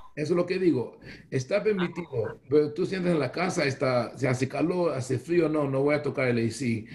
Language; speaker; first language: Spanish; non-native, fluent; Hebrew